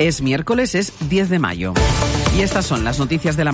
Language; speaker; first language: Spanish; native; Spanish